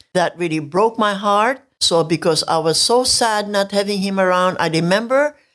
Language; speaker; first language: English; non-native, local second language; Spanish